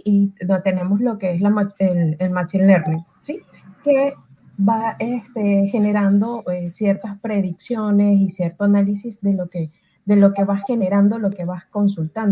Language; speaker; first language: Spanish; native; Spanish